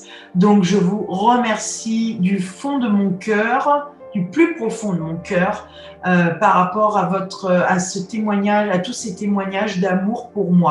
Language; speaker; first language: French; native; French